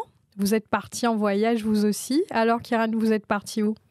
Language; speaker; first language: French; non-native, local second language; Réunion Creole French